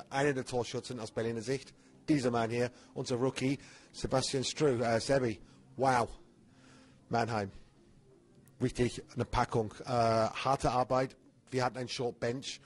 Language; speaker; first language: German; non-native, fluent; English